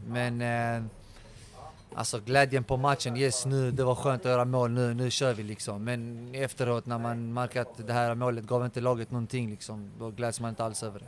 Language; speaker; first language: Swedish; early bilingual, other home language; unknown